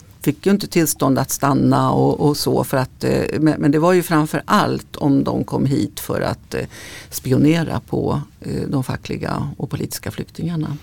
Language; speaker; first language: Swedish; native; Swedish